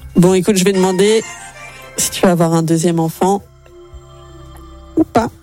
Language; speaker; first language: French; native; French